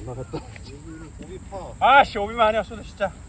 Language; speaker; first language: Korean; native; Korean